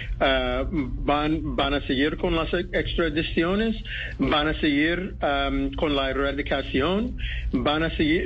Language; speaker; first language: Spanish; non-native, fluent; English